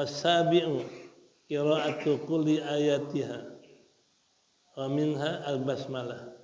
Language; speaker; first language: Arabic; non-native, fluent; Indonesian